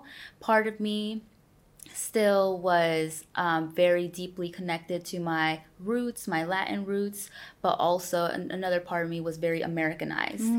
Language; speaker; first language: English; early bilingual, other home language; Spanish